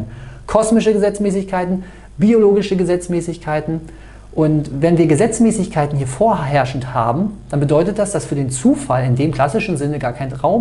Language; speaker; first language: German; native; German